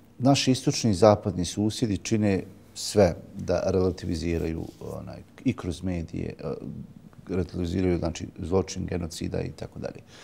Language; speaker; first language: Bosnian; native; Bosnian